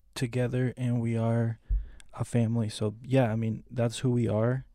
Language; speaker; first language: English; non-native, fluent; Spanish